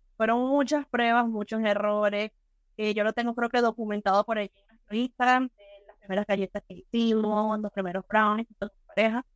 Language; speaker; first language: Spanish; native; Spanish